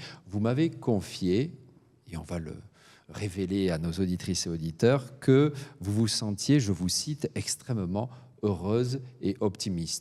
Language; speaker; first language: French; native; French